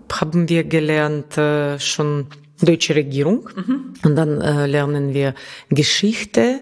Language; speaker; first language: German; non-native, fluent; Russian